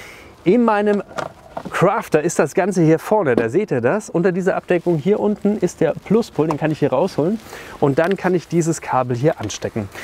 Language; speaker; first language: German; native; German